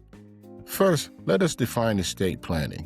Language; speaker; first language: English; native; English